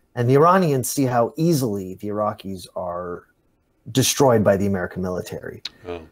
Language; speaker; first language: English; native; English